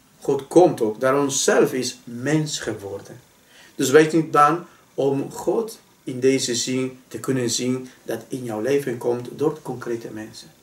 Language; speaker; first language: Dutch; non-native, fluent; Spanish